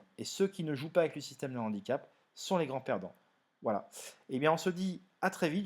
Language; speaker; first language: French; native; French